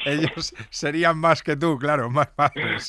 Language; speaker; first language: Spanish; native; Spanish